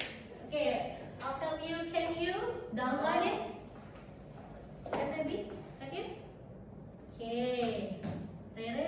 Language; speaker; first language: English; non-native, learner; Indonesian